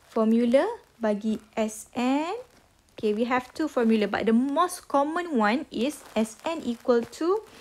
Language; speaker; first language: English; non-native, local second language; Malay